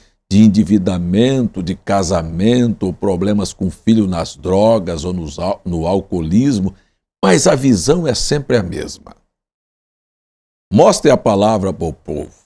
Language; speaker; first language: Portuguese; native; Portuguese